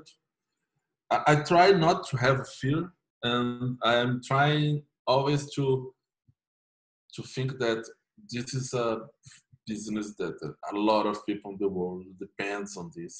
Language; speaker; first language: English; non-native, fluent; Portuguese